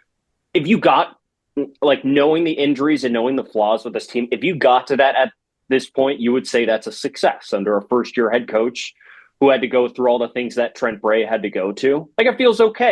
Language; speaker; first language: English; native; English